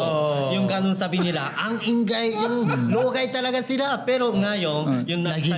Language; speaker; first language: Filipino; non-native, learner; Japanese